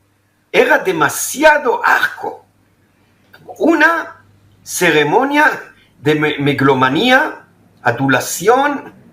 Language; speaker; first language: Spanish; non-native, fluent; Hebrew